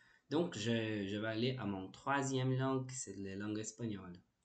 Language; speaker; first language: French; non-native, learner; Portuguese